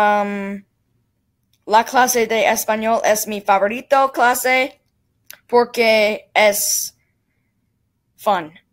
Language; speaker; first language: Spanish; non-native, learner; English